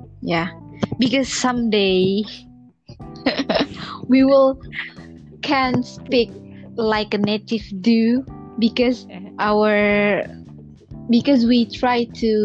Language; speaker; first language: English; non-native, learner; Indonesian